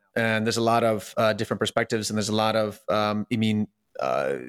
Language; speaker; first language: English; early bilingual, other home language; Russian